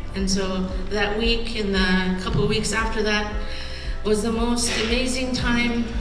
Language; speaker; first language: English; native; English